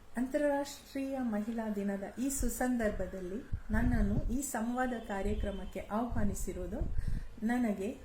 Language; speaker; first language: Kannada; non-native, local second language; Kodava